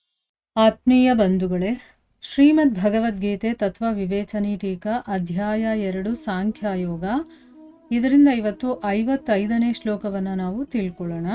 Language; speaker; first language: Kannada; native; Kannada